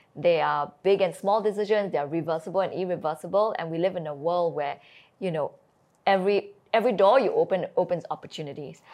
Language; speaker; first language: English; native; English